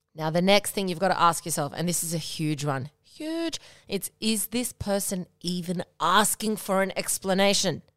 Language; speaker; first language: English; native; English